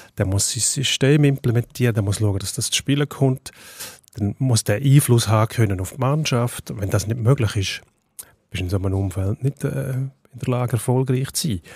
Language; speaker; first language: German; native; German